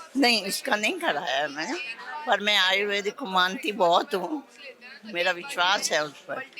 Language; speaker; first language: Hindi; non-native, local second language; Punjabi